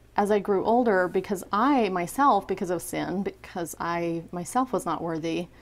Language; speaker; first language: English; native; English